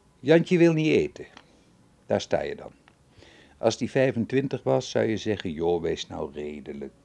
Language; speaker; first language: Dutch; native; Dutch